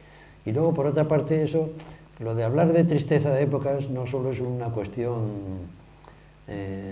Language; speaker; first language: Spanish; native; Spanish